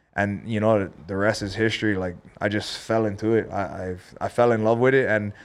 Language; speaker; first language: English; native; English